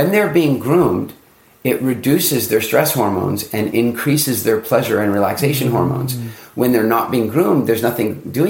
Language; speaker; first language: English; native; English